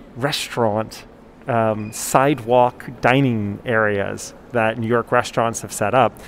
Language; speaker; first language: English; native; English